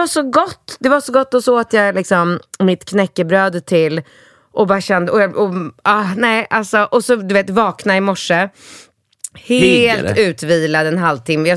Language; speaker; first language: Swedish; native; Swedish